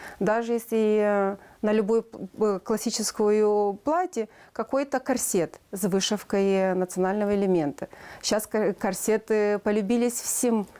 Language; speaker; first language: Russian; non-native, local second language; Romanian